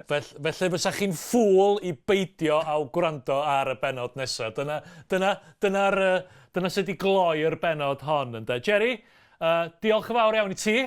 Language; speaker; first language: Welsh; native; Welsh